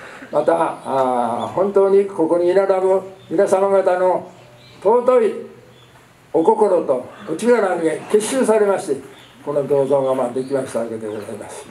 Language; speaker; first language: Japanese; native; Japanese